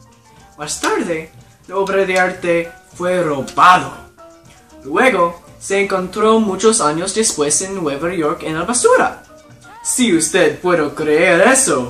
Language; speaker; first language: Spanish; non-native, learner; English